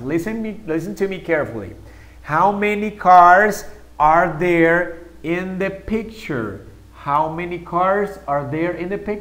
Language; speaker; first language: English; non-native, fluent; Spanish